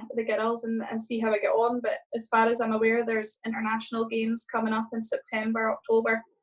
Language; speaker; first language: English; native; English